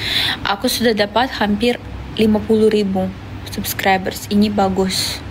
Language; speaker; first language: Indonesian; non-native, fluent; Russian